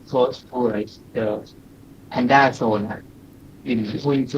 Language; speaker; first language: English; non-native, learner; Thai